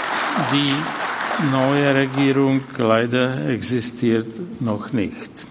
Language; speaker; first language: German; non-native, fluent; Czech